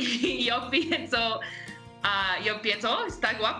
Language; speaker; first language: Spanish; non-native, learner; English